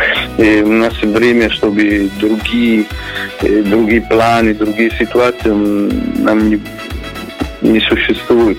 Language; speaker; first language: Russian; non-native, learner; Italian